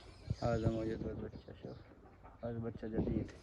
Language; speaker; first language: Arabic; non-native, learner; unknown